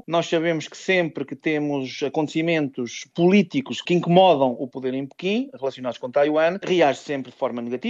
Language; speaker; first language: Portuguese; native; Portuguese